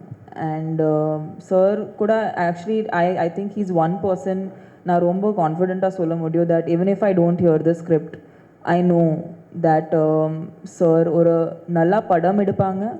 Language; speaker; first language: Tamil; non-native, fluent; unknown